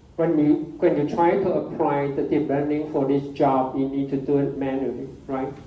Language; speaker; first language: English; non-native, fluent; Chinese